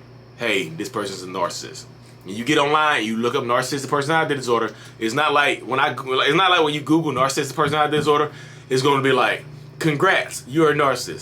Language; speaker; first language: English; native; English